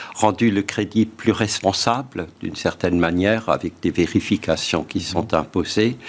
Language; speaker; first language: French; native; French